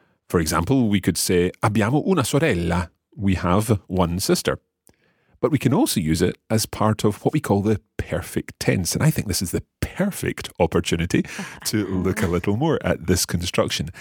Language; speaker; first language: English; native; English